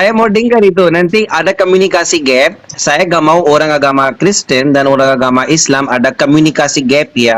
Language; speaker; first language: Indonesian; non-native, learner; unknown